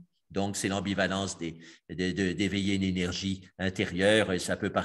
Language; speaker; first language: French; native; French